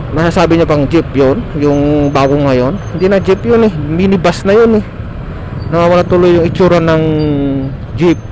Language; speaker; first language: Filipino; non-native, local second language; Iloko